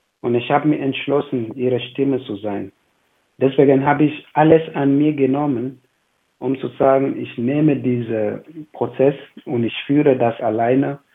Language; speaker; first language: German; non-native, fluent; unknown